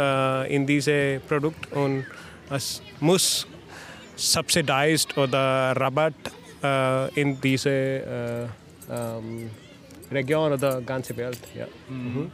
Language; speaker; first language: German; non-native, learner; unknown